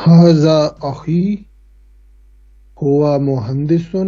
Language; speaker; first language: Arabic; non-native, learner; Urdu